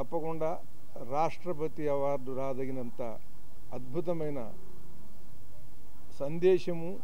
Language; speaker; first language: Telugu; native; Telugu